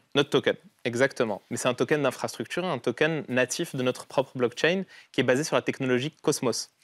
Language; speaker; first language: French; non-native, local second language; Arabic